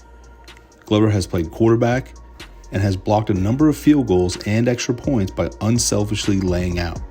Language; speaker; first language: English; native; English